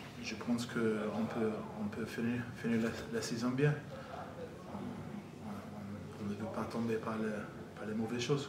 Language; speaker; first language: French; non-native, fluent; English